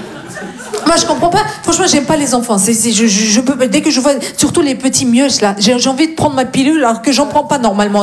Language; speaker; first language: French; non-native, fluent; Russian